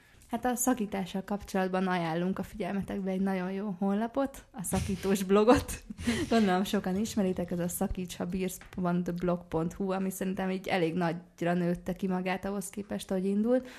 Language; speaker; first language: Hungarian; native; Hungarian